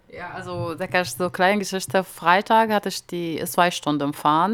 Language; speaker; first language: German; non-native, fluent; Arabic